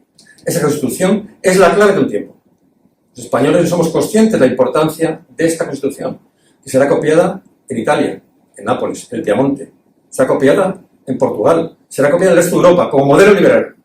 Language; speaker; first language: Spanish; native; Spanish